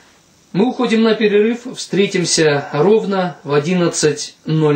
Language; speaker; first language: Russian; native; Russian